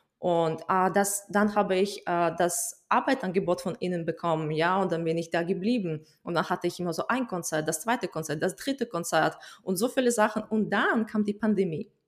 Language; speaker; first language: German; non-native, fluent; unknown